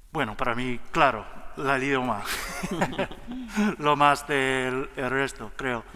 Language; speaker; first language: Spanish; non-native, learner; English